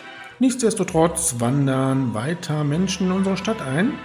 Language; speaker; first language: German; native; German